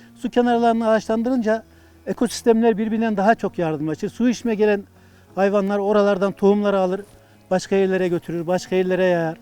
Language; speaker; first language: Turkish; native; Turkish